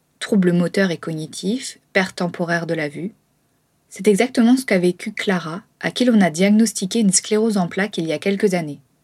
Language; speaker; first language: French; native; French